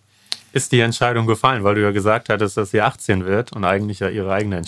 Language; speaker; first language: German; native; German